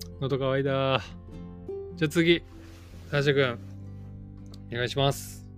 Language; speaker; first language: Japanese; native; Japanese